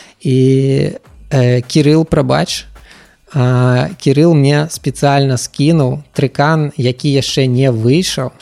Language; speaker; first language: Belarusian; non-native, local second language; Russian